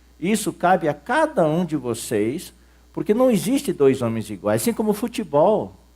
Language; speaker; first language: Portuguese; early bilingual, other home language; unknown